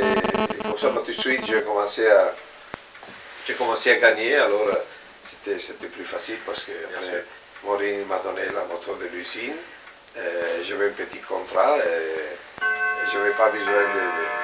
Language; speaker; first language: French; non-native, fluent; Italian